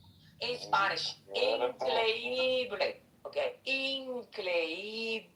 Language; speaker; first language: Spanish; early bilingual, heritage; Spanish